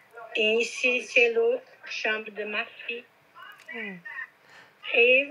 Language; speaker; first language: French; non-native, learner; Portuguese